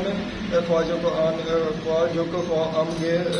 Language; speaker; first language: Korean; non-native, learner; Punjabi